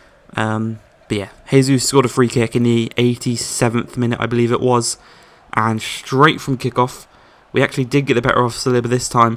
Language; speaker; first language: English; native; English